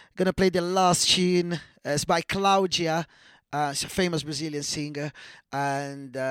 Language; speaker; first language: English; non-native, fluent; Portuguese